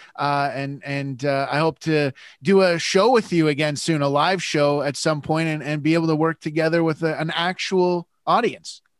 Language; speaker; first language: English; native; English